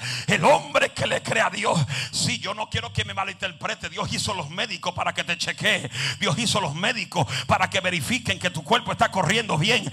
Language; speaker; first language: Spanish; early bilingual, heritage; Spanish